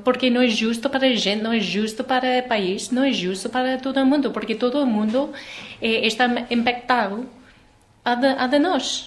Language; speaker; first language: Portuguese; non-native, learner; English